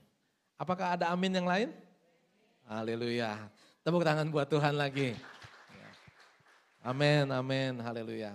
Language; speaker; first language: Indonesian; native; Indonesian